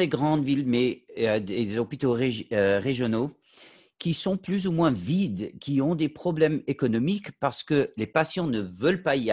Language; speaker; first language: French; non-native, fluent; English